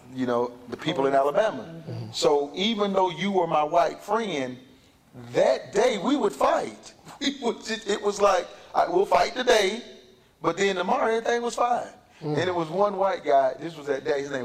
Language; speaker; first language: English; native; English